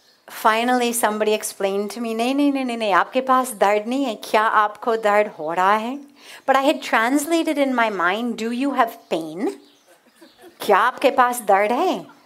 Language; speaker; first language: Hindi; non-native, learner; English